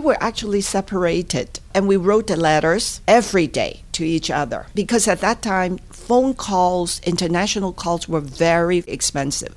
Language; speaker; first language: English; non-native, local second language; Cantonese